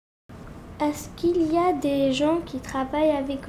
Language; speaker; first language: French; non-native, learner; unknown